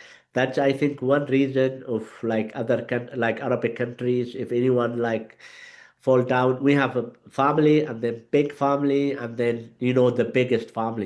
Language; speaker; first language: English; non-native, learner; Arabic